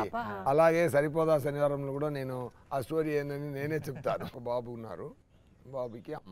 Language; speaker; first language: Telugu; non-native, learner; Tamil